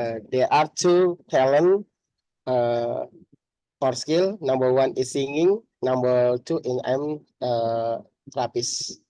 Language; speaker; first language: English; non-native, learner; Indonesian